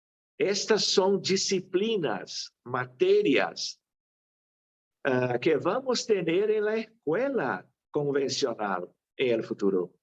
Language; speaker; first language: Spanish; non-native, fluent; Portuguese